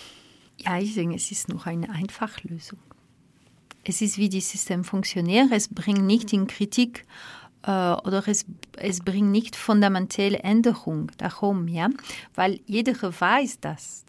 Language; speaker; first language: German; non-native, learner; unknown